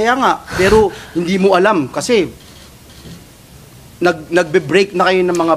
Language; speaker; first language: Filipino; native; Filipino